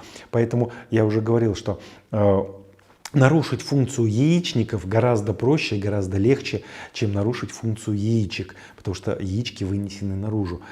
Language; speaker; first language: Russian; native; Russian